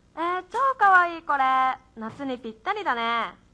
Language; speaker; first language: Japanese; native; Japanese